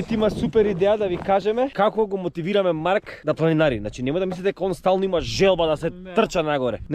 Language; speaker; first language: Macedonian; native; Macedonian